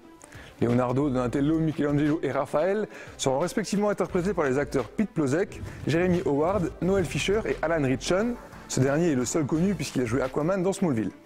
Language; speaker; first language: French; native; French